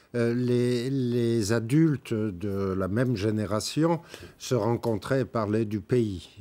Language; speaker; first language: French; native; French